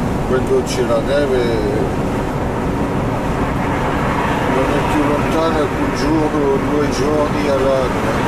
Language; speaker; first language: Italian; non-native, fluent; French